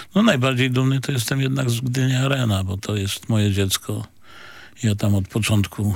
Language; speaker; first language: Polish; native; Polish